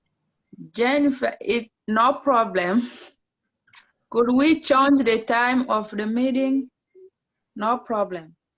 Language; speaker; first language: English; non-native, learner; French